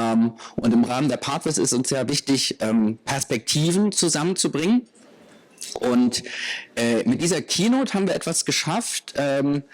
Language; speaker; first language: German; native; German